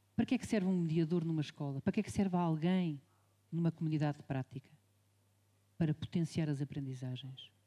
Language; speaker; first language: Portuguese; native; Portuguese